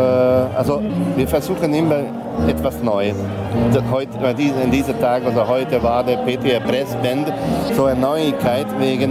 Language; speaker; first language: German; non-native, local second language; Hungarian